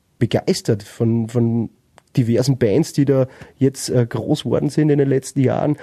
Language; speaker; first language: German; native; German